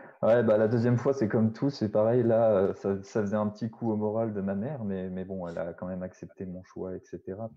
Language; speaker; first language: French; native; French